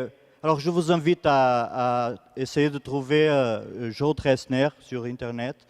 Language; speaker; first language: French; non-native, fluent; Portuguese